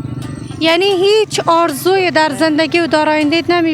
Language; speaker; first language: Persian; native; Persian